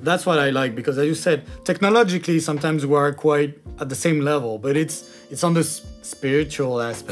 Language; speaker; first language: English; non-native, fluent; French